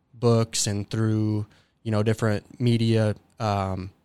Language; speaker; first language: English; native; English